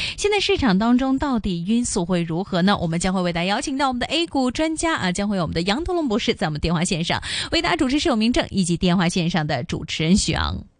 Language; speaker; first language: Chinese; non-native, local second language; Cantonese